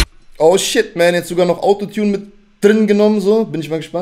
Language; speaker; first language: German; native; German